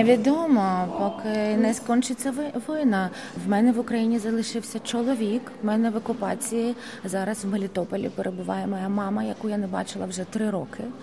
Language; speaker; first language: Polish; non-native, learner; Ukrainian